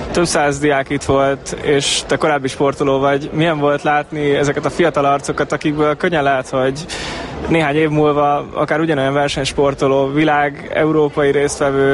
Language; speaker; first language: Hungarian; native; Hungarian